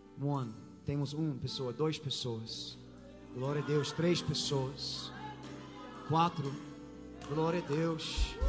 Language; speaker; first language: Portuguese; non-native, fluent; English